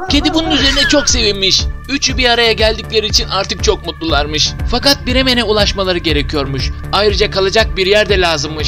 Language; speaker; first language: Turkish; native; Turkish